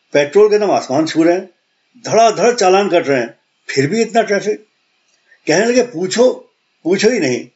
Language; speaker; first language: Hindi; native; Hindi